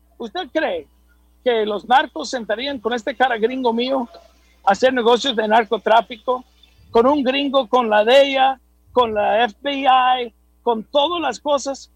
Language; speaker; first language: Spanish; non-native, fluent; English